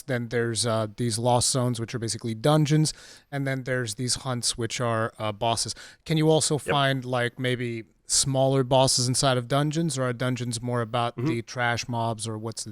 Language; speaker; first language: English; native; English